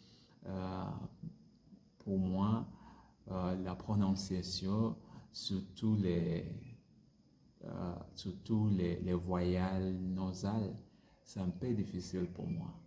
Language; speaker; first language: French; non-native, learner; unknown